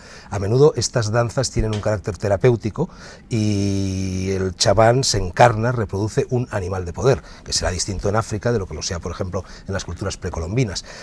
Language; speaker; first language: Spanish; native; Spanish